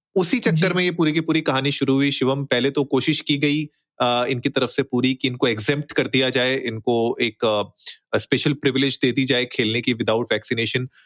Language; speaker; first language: Hindi; native; Hindi